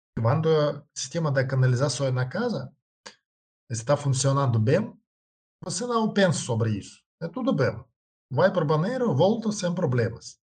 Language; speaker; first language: Portuguese; non-native, learner; Russian